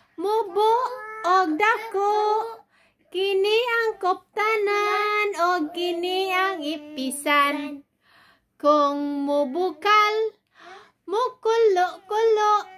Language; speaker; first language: Cebuano; non-native, learner; English